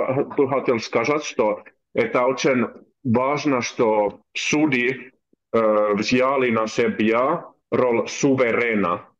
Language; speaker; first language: Russian; non-native, learner; Finnish